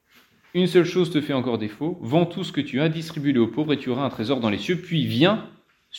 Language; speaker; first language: French; native; French